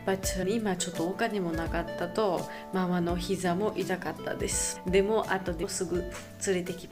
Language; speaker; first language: Japanese; non-native, learner; Georgian